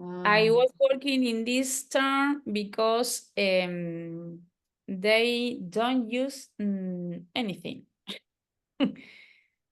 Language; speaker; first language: English; non-native, learner; Spanish